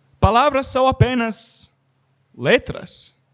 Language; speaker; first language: Portuguese; non-native, learner; English